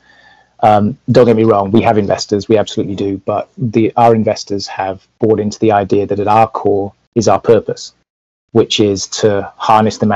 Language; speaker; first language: English; native; English